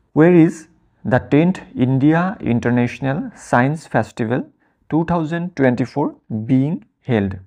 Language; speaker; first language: English; non-native, local second language; Assamese